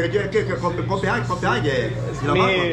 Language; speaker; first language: Portuguese; native; Portuguese